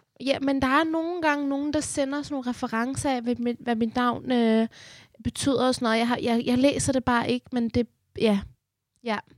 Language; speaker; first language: Danish; early bilingual, other home language; Persian